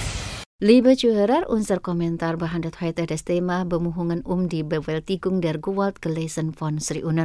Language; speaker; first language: German; non-native, fluent; Indonesian